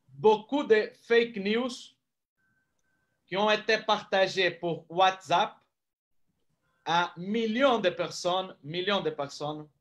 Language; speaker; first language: French; non-native, fluent; Portuguese